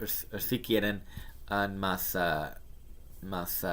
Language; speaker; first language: Spanish; non-native, learner; English